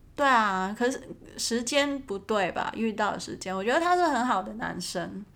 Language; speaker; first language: Chinese; non-native, fluent; Cantonese